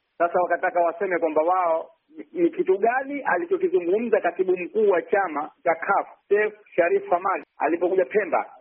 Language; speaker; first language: Swahili; native; Swahili